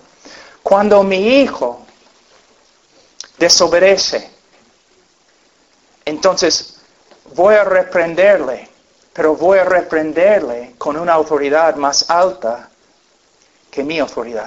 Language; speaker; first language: Spanish; non-native, fluent; English